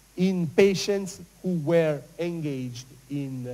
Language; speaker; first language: English; non-native, fluent; Italian